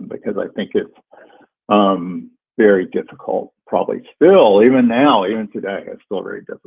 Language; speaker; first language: English; native; English